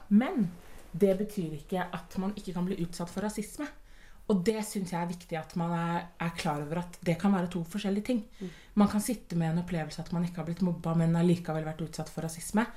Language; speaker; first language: Norwegian; native; Norwegian